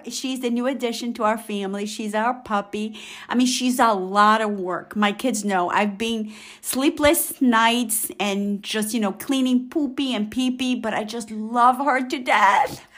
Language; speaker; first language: English; non-native, fluent; Portuguese